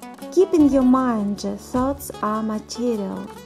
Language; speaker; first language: English; non-native, fluent; Russian